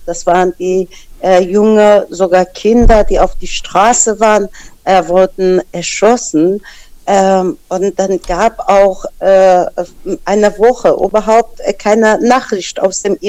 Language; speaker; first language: German; non-native, fluent; Persian